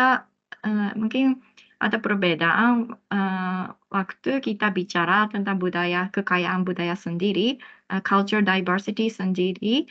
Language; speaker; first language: Indonesian; non-native, fluent; Japanese